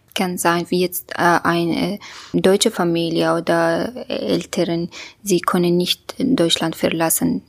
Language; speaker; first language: German; non-native, learner; Kurdish